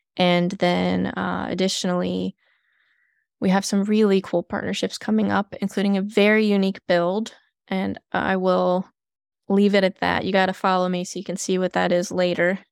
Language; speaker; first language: English; native; English